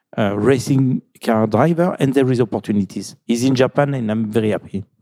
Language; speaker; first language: English; non-native, fluent; French